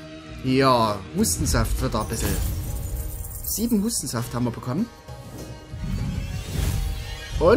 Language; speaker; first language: German; native; German